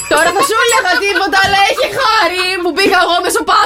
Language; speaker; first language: Greek; native; Greek